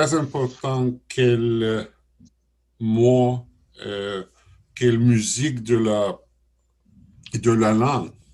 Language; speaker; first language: French; non-native, learner; Russian